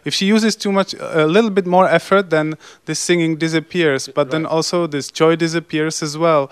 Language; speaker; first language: English; non-native, fluent; Czech